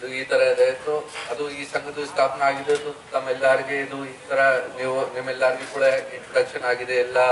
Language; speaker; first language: Kannada; non-native, learner; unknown